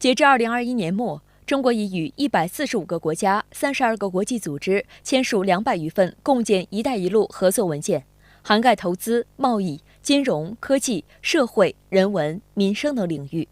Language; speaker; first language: Chinese; native; Chinese